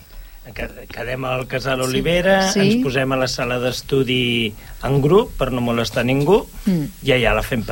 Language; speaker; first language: Catalan; native; Catalan